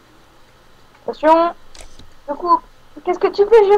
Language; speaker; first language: French; native; French